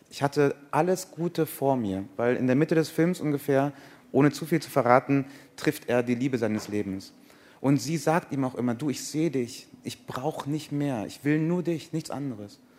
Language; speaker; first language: German; early bilingual, other home language; Persian